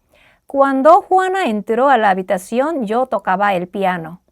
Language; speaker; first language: Spanish; non-native, fluent; Korean